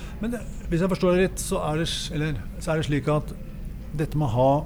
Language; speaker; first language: Norwegian; native; Norwegian